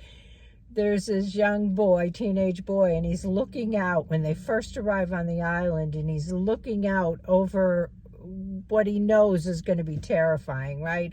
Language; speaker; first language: English; native; English